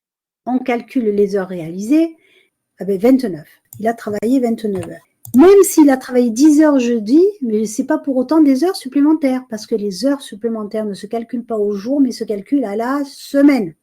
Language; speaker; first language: French; native; French